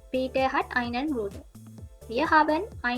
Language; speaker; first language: German; non-native, learner; Sinhala